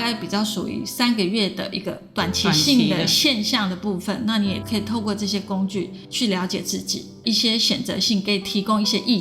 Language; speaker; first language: Chinese; native; Chinese